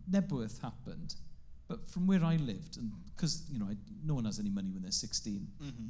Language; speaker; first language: English; non-native, local second language; Welsh